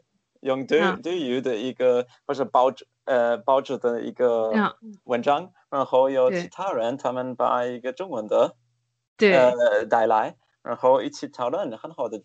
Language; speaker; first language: Chinese; non-native, fluent; German